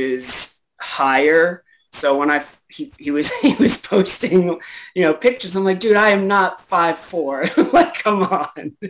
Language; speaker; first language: English; native; English